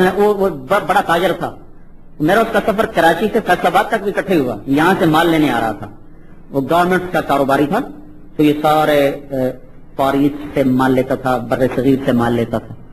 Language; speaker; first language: Urdu; non-native, local second language; Punjabi